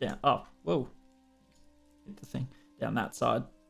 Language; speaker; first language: English; native; English